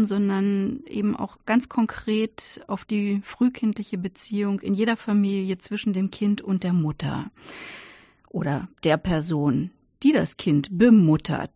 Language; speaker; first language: German; native; German